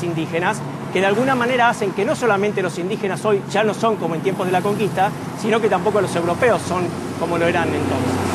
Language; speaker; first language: Spanish; native; Spanish